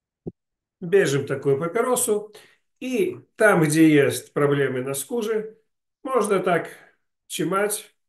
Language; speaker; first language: Polish; non-native, learner; Ukrainian